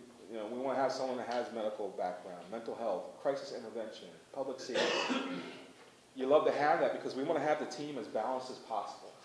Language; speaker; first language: English; native; English